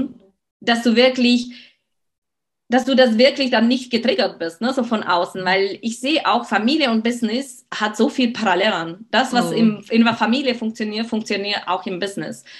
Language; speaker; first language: German; non-native, fluent; Slovak